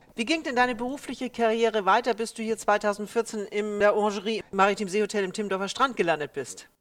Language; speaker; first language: German; native; German